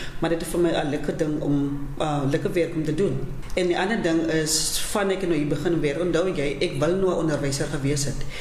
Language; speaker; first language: Afrikaans; non-native, local second language; Southern Sotho